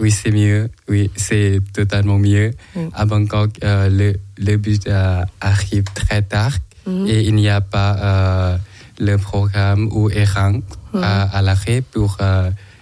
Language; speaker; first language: French; non-native, learner; Thai